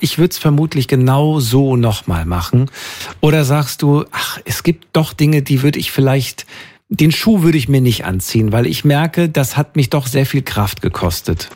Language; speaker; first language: German; native; German